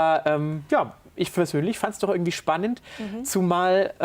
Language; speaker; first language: German; native; German